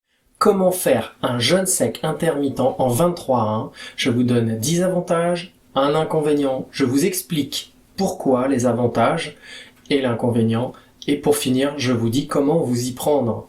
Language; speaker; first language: French; native; French